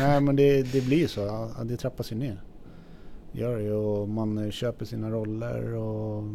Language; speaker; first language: Swedish; native; Swedish